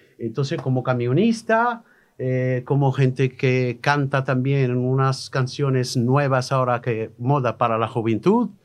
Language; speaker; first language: Spanish; non-native, fluent; Arabic